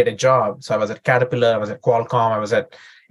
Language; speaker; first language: English; non-native, local second language; Telugu